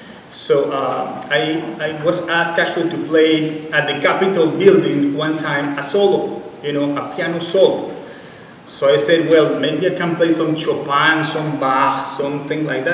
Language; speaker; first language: English; non-native, fluent; Spanish